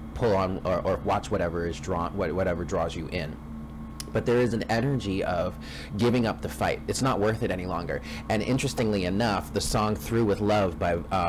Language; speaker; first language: English; native; English